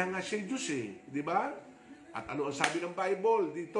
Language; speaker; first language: Filipino; native; Filipino